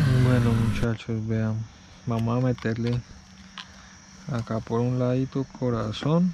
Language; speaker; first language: Spanish; native; Spanish